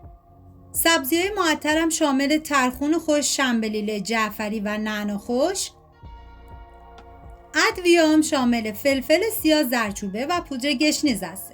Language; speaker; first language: Persian; native; Persian